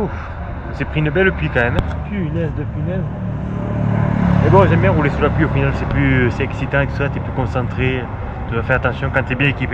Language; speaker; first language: French; native; French